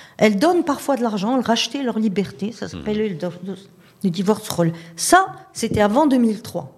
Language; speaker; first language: French; non-native, local second language; Arabic